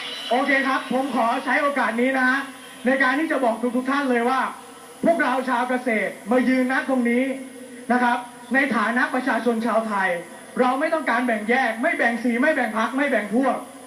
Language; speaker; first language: Thai; native; Thai